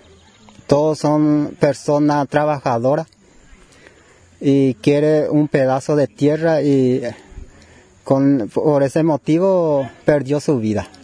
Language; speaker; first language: Spanish; non-native, local second language; Guarani